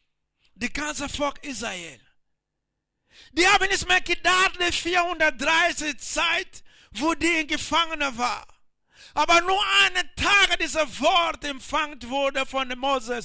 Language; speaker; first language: German; non-native, learner; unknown